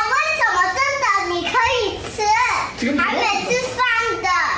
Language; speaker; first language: Chinese; early bilingual, heritage; Chinese